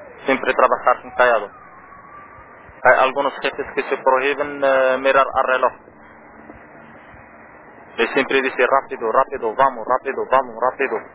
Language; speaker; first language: Spanish; non-native, learner; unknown